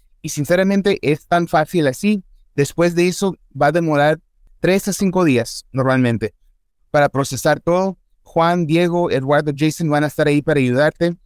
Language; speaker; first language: Spanish; early bilingual, heritage; Spanish